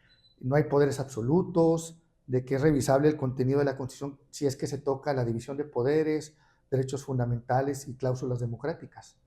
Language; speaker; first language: Spanish; native; Spanish